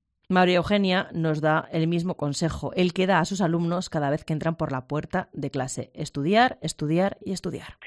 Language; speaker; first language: Spanish; native; Spanish